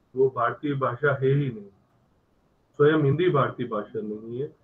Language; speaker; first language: Hindi; native; Hindi